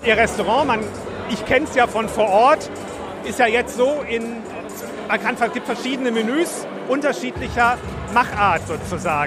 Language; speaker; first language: German; native; German